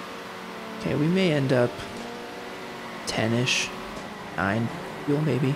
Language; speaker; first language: English; native; English